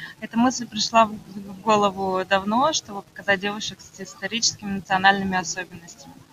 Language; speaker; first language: Russian; native; Russian